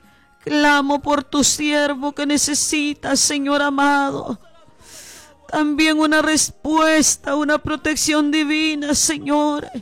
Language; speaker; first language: Spanish; native; Spanish